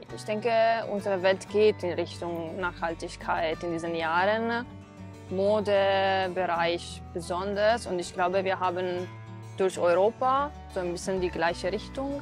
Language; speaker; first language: German; non-native, fluent; Italian